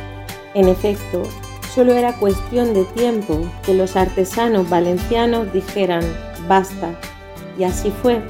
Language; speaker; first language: Spanish; native; Spanish